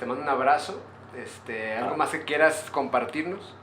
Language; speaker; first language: Spanish; native; Spanish